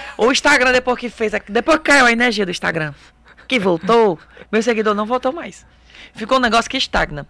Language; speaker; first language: Portuguese; native; Portuguese